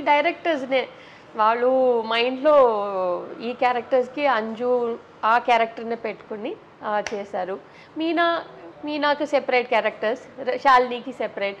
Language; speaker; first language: Telugu; non-native, local second language; Tamil